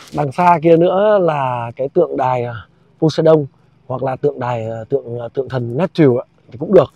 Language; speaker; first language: Vietnamese; native; Vietnamese